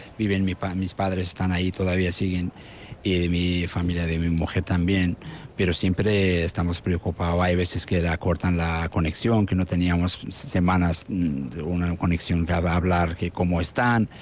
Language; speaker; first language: Spanish; non-native, fluent; Persian